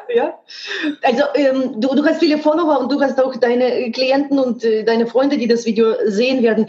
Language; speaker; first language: German; non-native, fluent; Russian